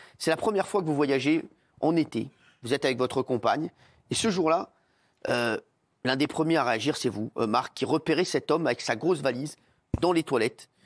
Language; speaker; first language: French; native; French